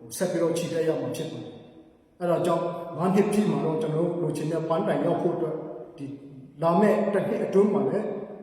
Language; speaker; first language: Burmese; non-native, local second language; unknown